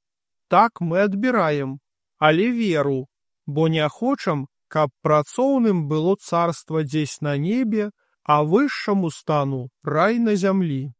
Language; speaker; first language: Belarusian; native; Belarusian